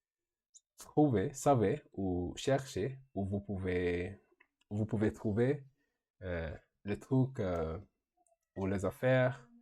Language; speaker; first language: French; non-native, learner; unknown